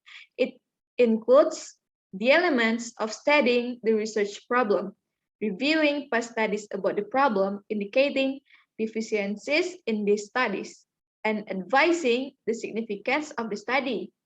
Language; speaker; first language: English; non-native, learner; Indonesian